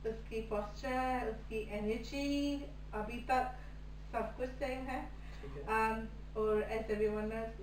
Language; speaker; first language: Hindi; early bilingual, heritage; Hindi